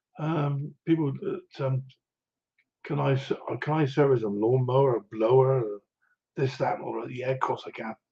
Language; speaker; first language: English; native; English